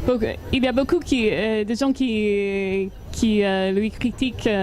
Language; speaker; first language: French; non-native, learner; English